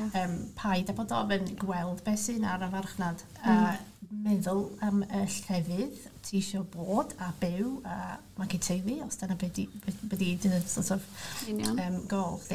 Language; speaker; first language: Welsh; non-native, local second language; English